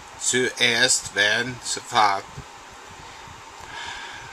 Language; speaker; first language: German; non-native, learner; English